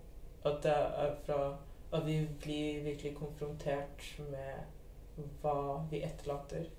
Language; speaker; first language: Norwegian; early bilingual, other home language; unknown